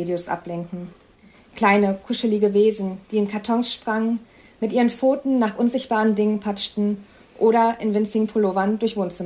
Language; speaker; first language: German; native; German